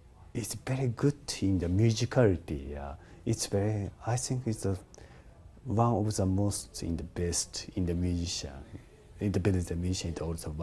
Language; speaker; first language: English; non-native, learner; Japanese